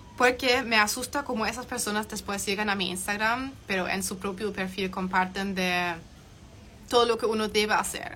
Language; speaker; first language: Spanish; non-native, fluent; German